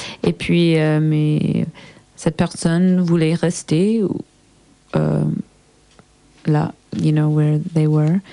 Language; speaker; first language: French; non-native, learner; English